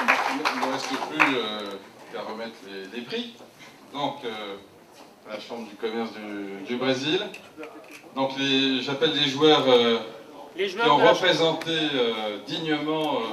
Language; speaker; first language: French; native; French